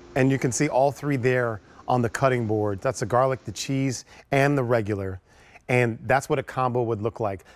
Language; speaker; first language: English; native; English